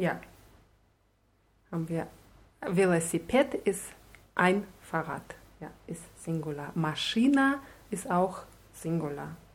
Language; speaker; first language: German; non-native, fluent; Russian